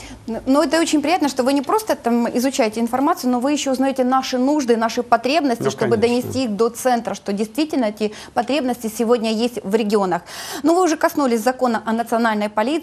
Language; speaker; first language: Russian; native; Russian